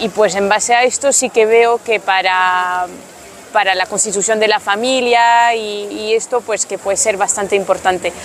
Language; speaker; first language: Spanish; non-native, fluent; French